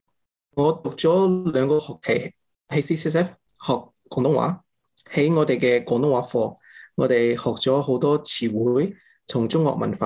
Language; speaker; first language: Cantonese; early bilingual, heritage; English